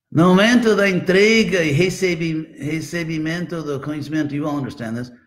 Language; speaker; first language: Portuguese; non-native, fluent; English